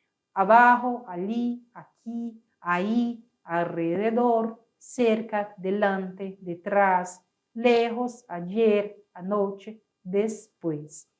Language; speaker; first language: Spanish; non-native, fluent; Portuguese